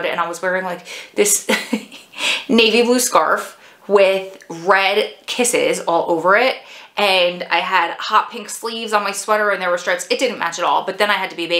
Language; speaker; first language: English; native; English